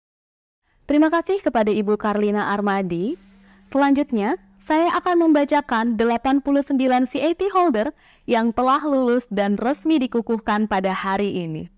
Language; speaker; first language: Indonesian; native; Indonesian